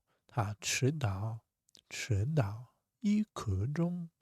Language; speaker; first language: Chinese; non-native, fluent; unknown